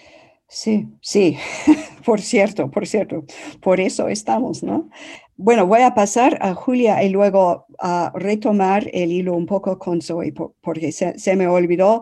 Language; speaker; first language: Spanish; non-native, fluent; English